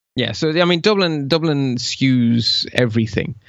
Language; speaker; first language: English; early bilingual, other home language; Dutch